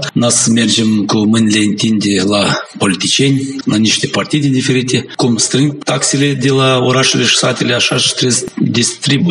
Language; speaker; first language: Romanian; non-native, local second language; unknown